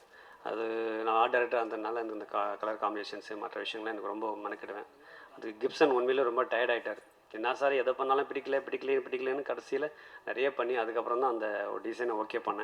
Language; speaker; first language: Tamil; native; Tamil